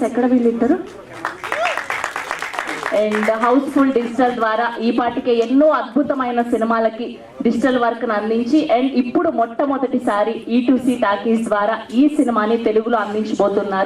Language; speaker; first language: Telugu; native; Telugu